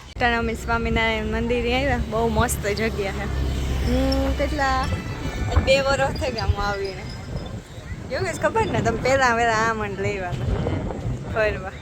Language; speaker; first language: Gujarati; native; Gujarati